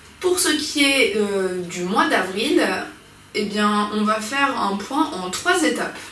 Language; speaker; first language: French; native; French